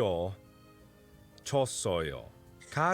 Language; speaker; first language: Korean; non-native, learner; English